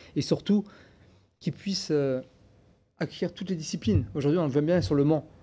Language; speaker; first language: French; native; French